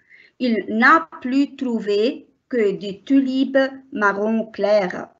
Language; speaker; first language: French; non-native, learner; Arabic